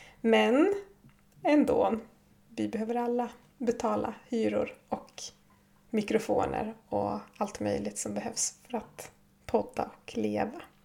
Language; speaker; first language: Swedish; native; Swedish